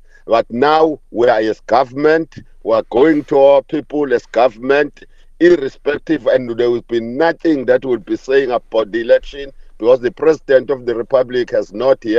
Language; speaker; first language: English; non-native, local second language; Zulu